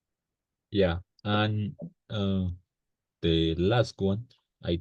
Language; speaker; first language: English; non-native, learner; Spanish